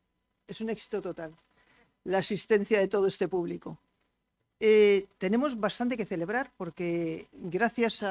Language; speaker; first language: Spanish; native; Spanish